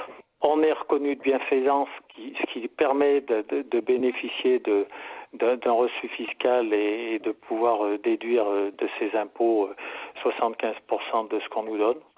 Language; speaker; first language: French; native; French